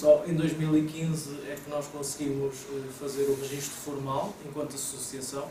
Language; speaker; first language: Portuguese; native; Portuguese